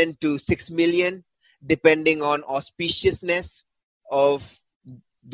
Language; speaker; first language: English; non-native, local second language; Hindi